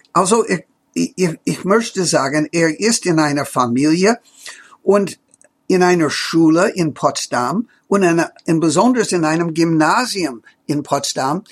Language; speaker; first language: German; non-native, fluent; English